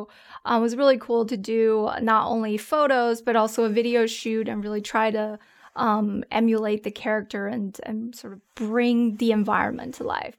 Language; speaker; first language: English; non-native, fluent; Chinese